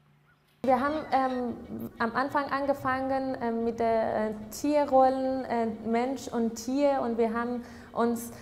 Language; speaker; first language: German; non-native, fluent; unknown